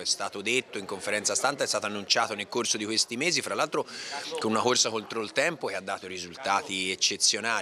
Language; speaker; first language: Italian; native; Italian